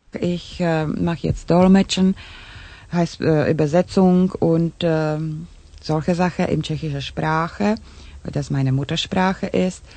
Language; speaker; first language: German; non-native, fluent; Czech